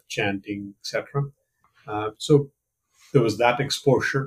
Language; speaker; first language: English; non-native, local second language; Malayalam